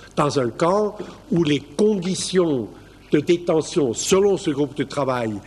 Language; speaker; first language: French; native; French